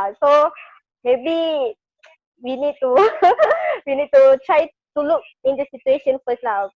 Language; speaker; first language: English; non-native, learner; Malay